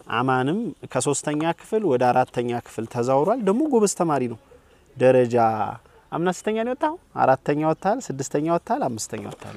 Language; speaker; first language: Amharic; native; Amharic